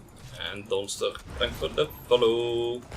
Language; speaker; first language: Dutch; native; Dutch